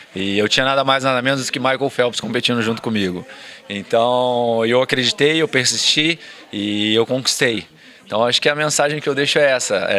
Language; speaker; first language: Portuguese; native; Portuguese